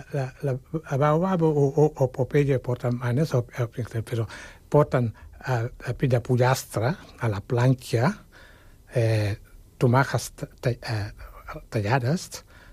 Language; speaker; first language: Catalan; non-native, fluent; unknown